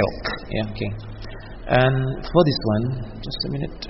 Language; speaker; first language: English; non-native, local second language; Indonesian